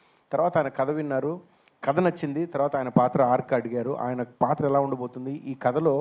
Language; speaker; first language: Telugu; native; Telugu